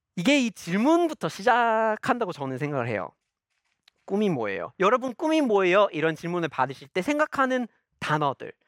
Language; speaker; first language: Korean; non-native, fluent; English